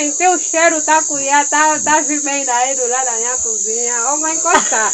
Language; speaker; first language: Portuguese; non-native, local second language; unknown